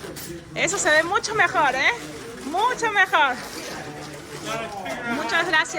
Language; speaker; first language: Spanish; non-native, fluent; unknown